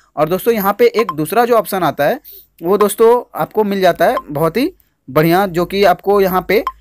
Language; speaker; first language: Hindi; native; Hindi